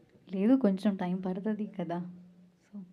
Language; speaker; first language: Telugu; non-native, learner; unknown